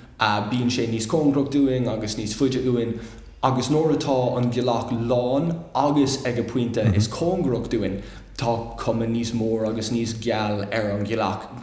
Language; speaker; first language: Irish; non-native, local second language; English